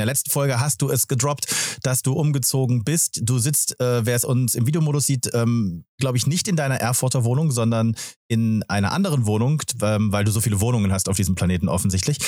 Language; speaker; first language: German; native; German